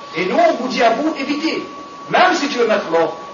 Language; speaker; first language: French; non-native, local second language; Arabic